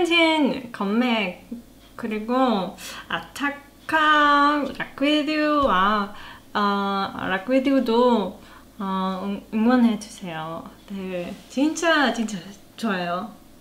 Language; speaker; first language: Korean; non-native, learner; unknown